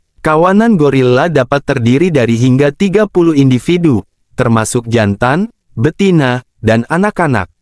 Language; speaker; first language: Indonesian; native; Indonesian